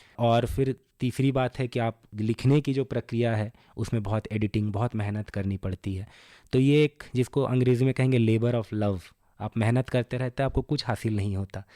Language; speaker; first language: Hindi; non-native, local second language; Bangla